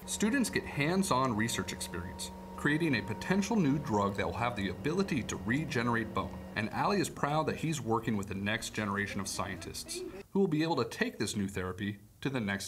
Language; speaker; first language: English; native; English